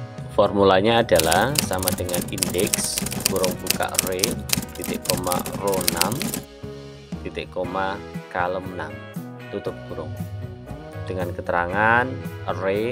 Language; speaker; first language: Indonesian; native; Indonesian